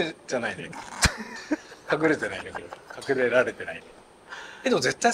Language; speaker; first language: Japanese; native; Japanese